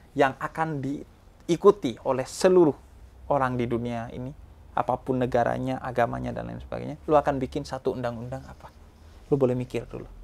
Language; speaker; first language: Indonesian; native; Indonesian